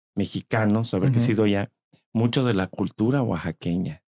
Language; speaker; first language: Spanish; native; Spanish